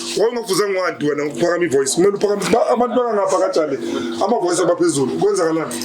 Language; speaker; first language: Zulu; non-native, local second language; Venda